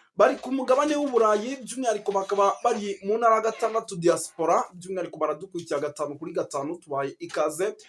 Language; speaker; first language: Kinyarwanda; native; Kinyarwanda